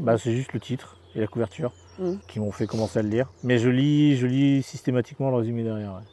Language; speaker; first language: French; native; French